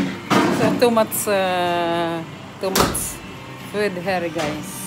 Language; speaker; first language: English; non-native, learner; Filipino